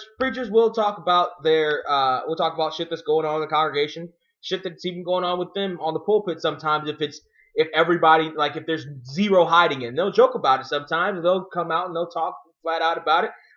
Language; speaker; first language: English; native; English